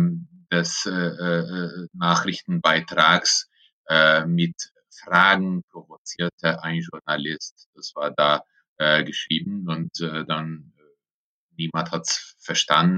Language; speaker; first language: German; non-native, fluent; Hungarian